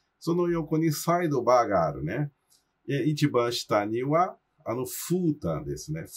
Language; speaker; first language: Japanese; non-native, fluent; Portuguese